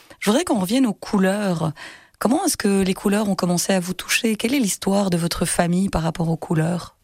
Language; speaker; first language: French; native; French